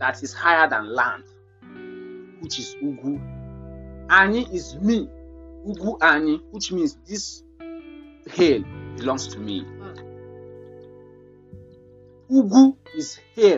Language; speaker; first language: English; non-native, local second language; Igbo